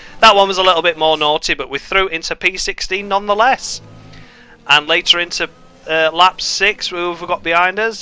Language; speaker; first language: English; native; English